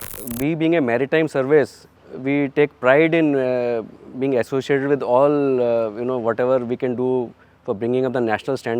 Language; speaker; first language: English; non-native, fluent; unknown